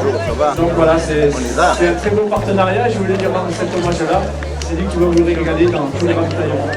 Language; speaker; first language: French; native; French